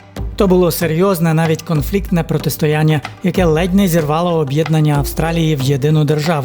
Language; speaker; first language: Ukrainian; native; Ukrainian